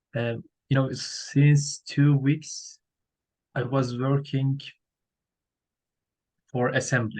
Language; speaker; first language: English; non-native, learner; Turkish